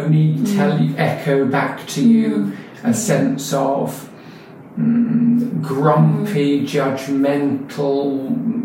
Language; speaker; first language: English; native; English